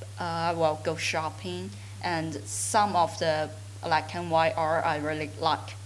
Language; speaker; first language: English; non-native, fluent; Chinese